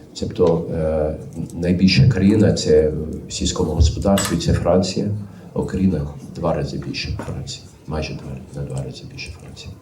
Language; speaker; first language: Ukrainian; early bilingual, heritage; Ukrainian